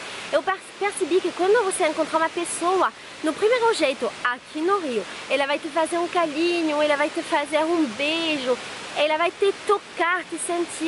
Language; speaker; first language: Portuguese; non-native, fluent; French